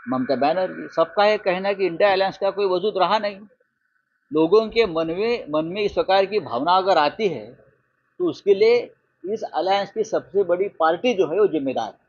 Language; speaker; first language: Hindi; non-native, local second language; Marathi